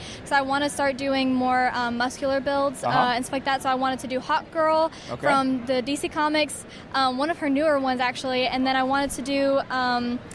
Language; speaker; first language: English; native; English